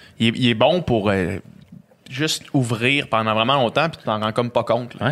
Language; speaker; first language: French; native; French